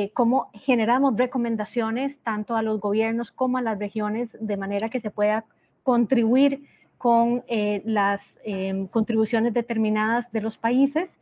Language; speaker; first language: Spanish; native; Spanish